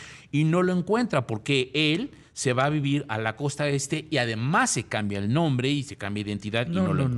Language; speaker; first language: Spanish; native; Spanish